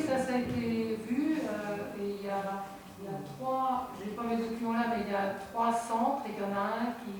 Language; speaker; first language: French; native; French